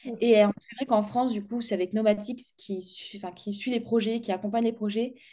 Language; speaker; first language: French; native; French